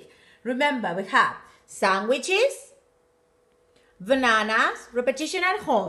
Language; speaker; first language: English; non-native, fluent; Spanish